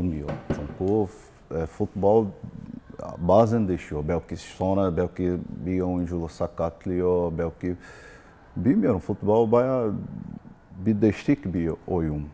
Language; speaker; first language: Turkish; non-native, learner; Portuguese